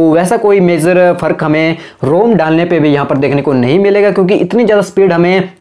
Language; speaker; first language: Hindi; native; Hindi